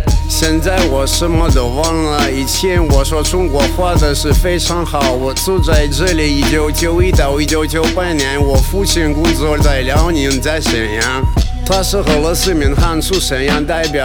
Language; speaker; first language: Chinese; non-native, learner; Russian